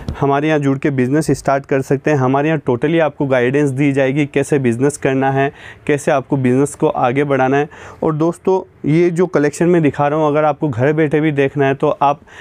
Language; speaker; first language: Hindi; native; Hindi